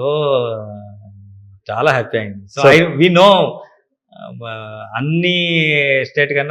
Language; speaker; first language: Telugu; non-native, learner; Kannada